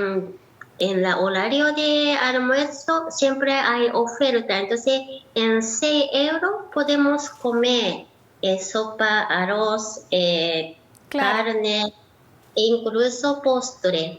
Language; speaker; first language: Spanish; non-native, learner; Japanese